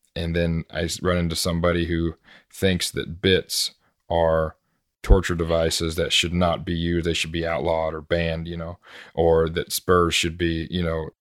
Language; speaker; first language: English; native; English